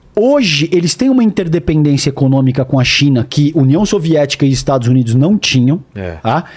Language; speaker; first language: Portuguese; native; Portuguese